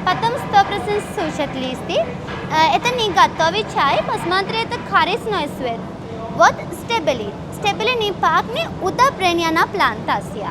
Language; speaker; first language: Russian; non-native, learner; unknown